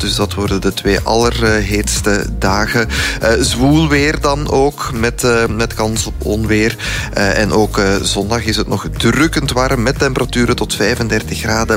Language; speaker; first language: Dutch; native; Dutch